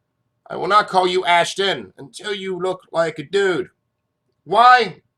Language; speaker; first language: English; native; English